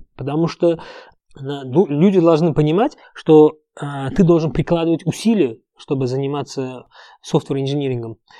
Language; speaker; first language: Russian; non-native, local second language; Uzbek